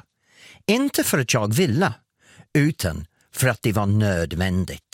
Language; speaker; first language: Swedish; non-native, fluent; English